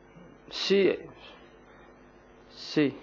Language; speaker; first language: Spanish; non-native, learner; Arabic